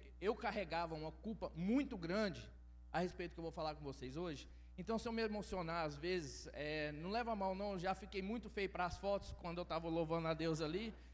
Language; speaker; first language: Portuguese; early bilingual, heritage; Portuguese